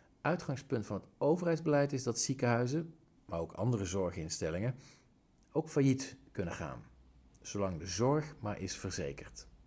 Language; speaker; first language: Dutch; native; Dutch